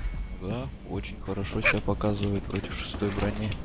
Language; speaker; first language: Russian; native; Russian